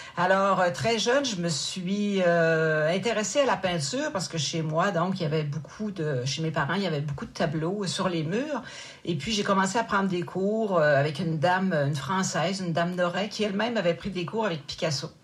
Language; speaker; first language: French; native; French